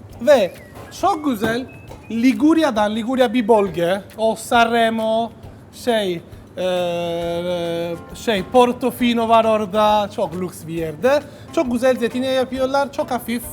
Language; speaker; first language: Turkish; non-native, learner; Italian